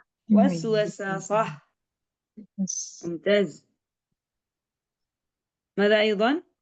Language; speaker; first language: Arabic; non-native, fluent; Indonesian